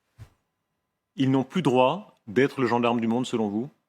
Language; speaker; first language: French; native; French